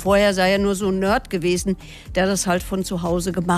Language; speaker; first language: German; native; German